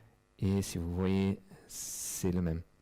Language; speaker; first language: French; non-native, fluent; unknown